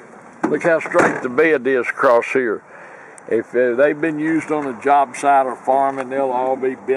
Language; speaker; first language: English; native; English